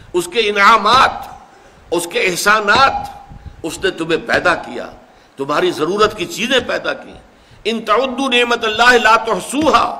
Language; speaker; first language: Urdu; native; Urdu